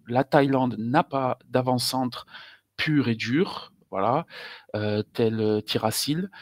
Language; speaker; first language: French; native; French